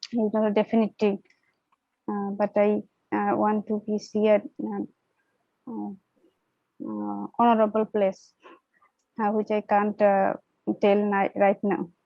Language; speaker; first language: English; non-native, learner; Bangla